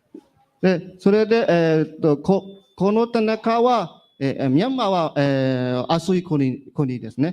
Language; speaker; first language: Japanese; non-native, learner; Burmese